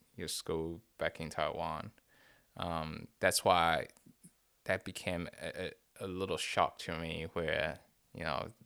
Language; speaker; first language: English; non-native, fluent; Chinese